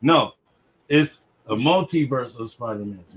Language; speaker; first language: English; native; English